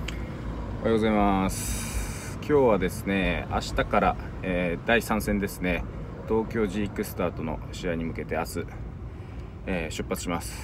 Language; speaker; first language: Japanese; native; Japanese